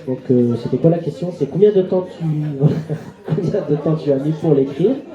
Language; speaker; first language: French; native; French